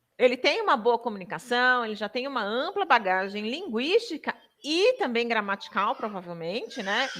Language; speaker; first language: Portuguese; native; Portuguese